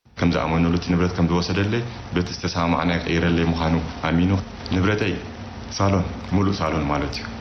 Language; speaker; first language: Tigrinya; native; Tigrinya